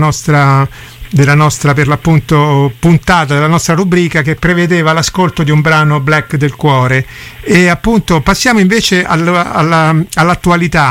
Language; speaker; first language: Italian; native; Italian